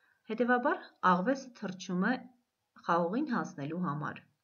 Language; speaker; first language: Armenian; native; Armenian